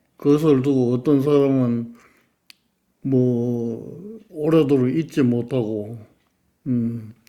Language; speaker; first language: Korean; native; Korean